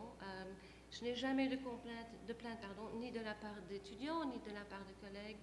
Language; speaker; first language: French; native; French